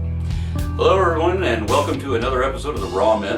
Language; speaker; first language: English; native; English